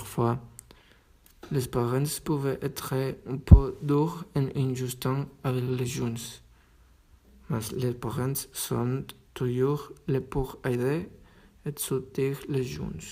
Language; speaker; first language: French; non-native, learner; Spanish